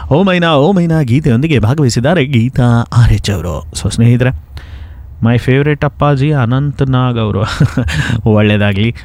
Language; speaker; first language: Kannada; non-native, local second language; Konkani